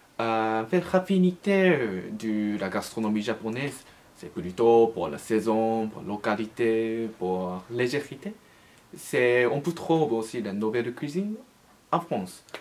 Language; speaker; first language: French; non-native, learner; Japanese